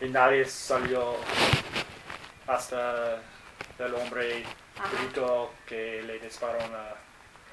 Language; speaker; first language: Spanish; non-native, learner; English